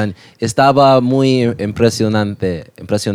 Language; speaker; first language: Spanish; non-native, learner; English